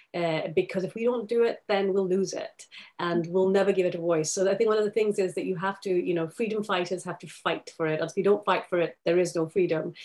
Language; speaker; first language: English; non-native, local second language; Urdu